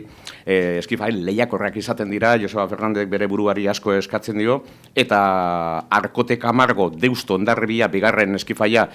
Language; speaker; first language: Basque; native; Basque